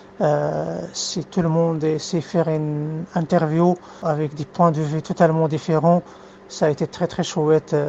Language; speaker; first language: French; non-native, fluent; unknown